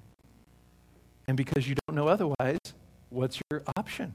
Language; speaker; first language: English; native; English